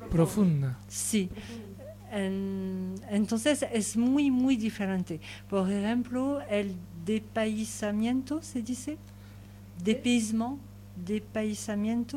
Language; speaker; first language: Spanish; non-native, learner; French